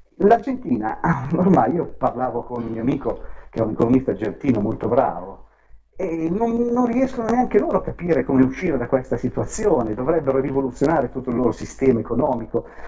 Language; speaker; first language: Italian; native; Italian